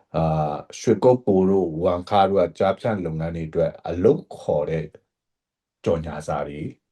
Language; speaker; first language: Burmese; native; Burmese